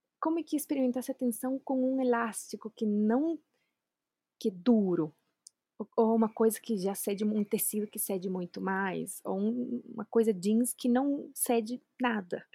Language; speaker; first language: Portuguese; non-native, fluent; Spanish